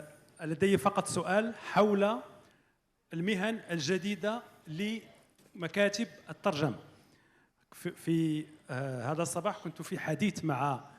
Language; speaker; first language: Arabic; native; Arabic